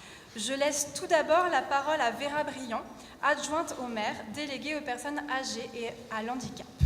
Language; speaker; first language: French; native; French